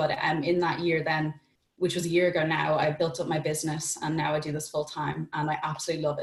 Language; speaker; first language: English; native; English